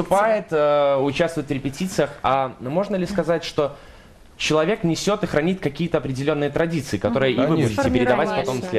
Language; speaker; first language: Russian; native; Russian